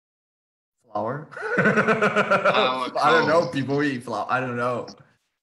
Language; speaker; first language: English; non-native, fluent; Portuguese